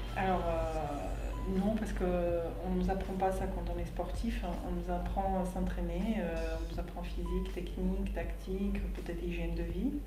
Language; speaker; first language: French; non-native, fluent; Slovak